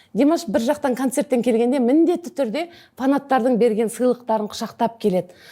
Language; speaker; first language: Kazakh; native; Kazakh